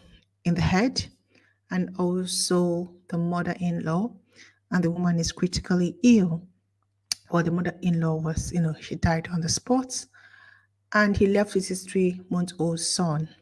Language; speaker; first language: English; non-native, local second language; Igbo